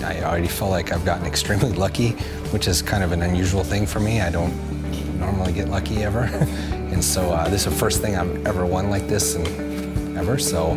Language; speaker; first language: English; native; English